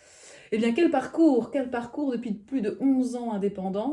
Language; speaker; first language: French; native; French